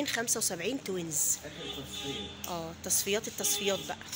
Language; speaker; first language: Arabic; native; Arabic